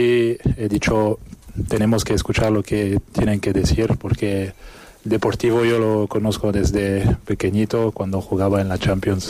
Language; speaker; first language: Spanish; non-native, fluent; French